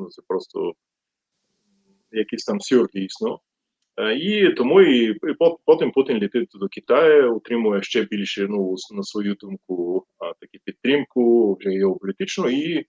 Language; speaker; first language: Ukrainian; non-native, fluent; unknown